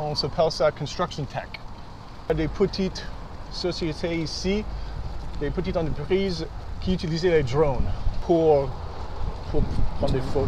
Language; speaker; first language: French; early bilingual, heritage; English